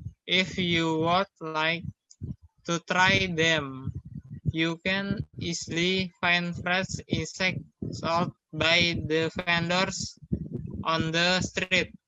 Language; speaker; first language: English; non-native, learner; Indonesian